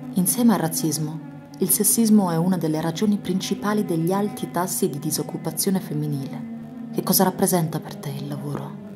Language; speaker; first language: Italian; native; Italian